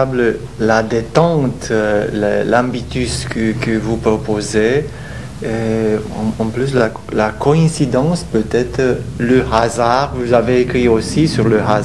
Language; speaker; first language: French; non-native, fluent; Romanian